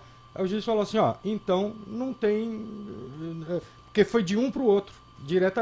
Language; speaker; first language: Portuguese; native; Portuguese